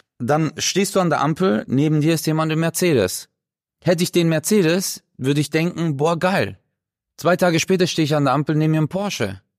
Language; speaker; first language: German; early bilingual, other home language; Turkish